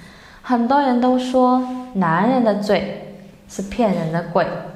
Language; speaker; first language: Chinese; native; Chinese